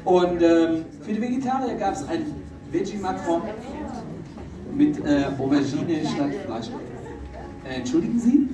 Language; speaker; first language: German; native; German